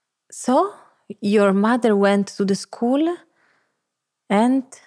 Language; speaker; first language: English; non-native, fluent; Italian